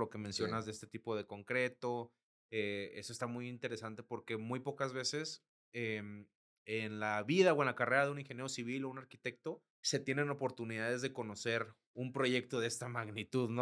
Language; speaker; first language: Spanish; native; Spanish